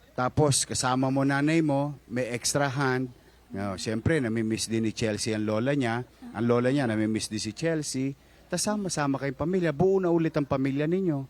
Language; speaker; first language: Filipino; native; Filipino